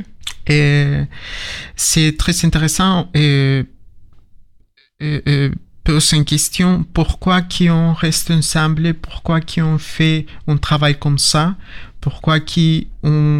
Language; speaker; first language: French; non-native, learner; Spanish